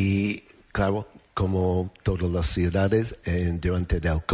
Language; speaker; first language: Spanish; non-native, learner; English